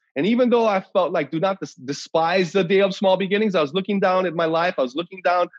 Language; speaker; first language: English; native; English